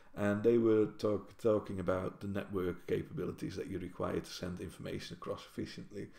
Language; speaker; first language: English; non-native, fluent; Dutch